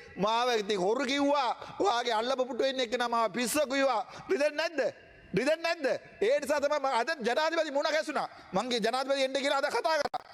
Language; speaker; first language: Sinhala; non-native, local second language; Tamil